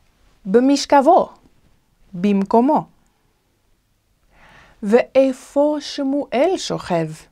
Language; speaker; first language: Hebrew; non-native, fluent; English